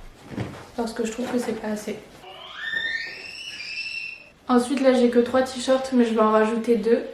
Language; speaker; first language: French; native; French